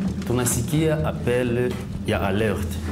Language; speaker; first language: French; non-native, local second language; Swahili